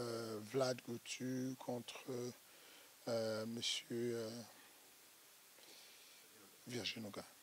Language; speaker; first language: French; native; French